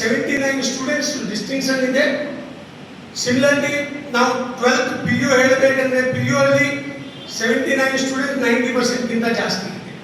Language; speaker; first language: Kannada; non-native, learner; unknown